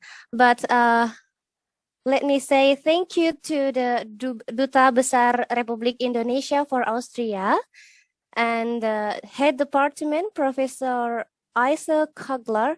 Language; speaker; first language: English; non-native, fluent; Indonesian